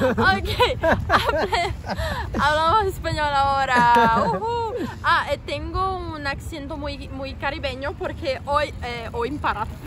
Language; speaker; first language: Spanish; non-native, learner; Portuguese